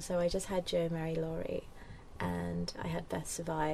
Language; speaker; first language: English; native; English